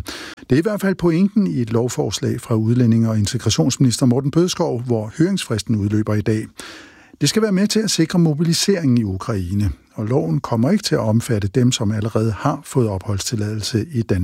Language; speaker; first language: Danish; native; Danish